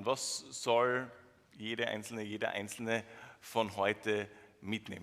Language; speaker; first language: German; native; German